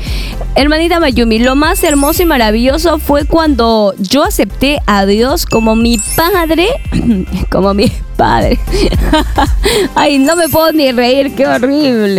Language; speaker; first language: Spanish; native; Spanish